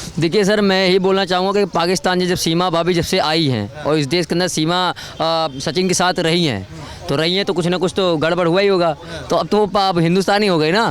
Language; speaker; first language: Hindi; native; Hindi